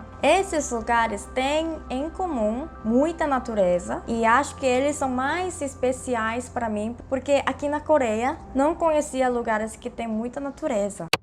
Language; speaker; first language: Portuguese; non-native, fluent; Korean